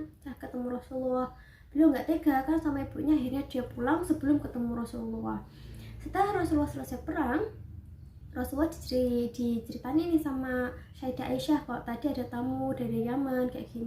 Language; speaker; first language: Indonesian; native; Indonesian